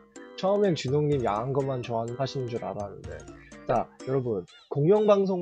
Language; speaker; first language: Korean; early bilingual, heritage; Korean